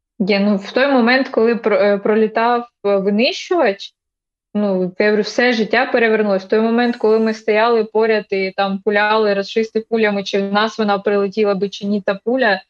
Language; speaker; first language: Ukrainian; non-native, local second language; Russian